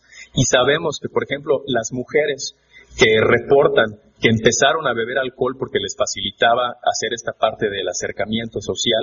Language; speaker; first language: Spanish; native; Spanish